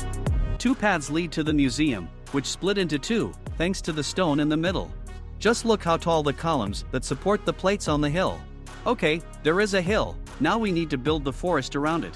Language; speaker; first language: English; non-native, fluent; Russian